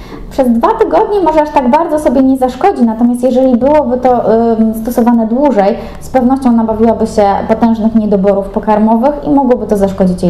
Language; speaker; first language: Polish; native; Polish